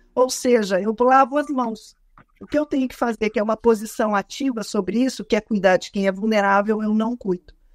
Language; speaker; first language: Portuguese; native; Portuguese